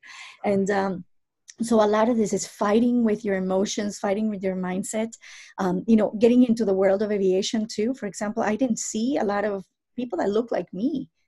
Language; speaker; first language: English; non-native, fluent; Spanish